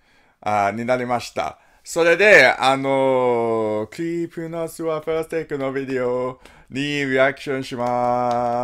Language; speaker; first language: Japanese; non-native, learner; English